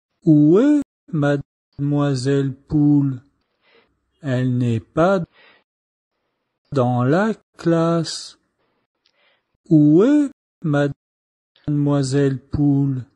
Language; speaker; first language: French; non-native, fluent; Chinese